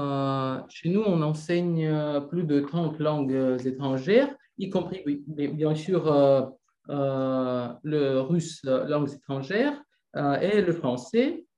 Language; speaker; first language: French; non-native, fluent; Russian